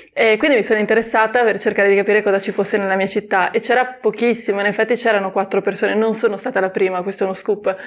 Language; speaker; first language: Italian; native; Italian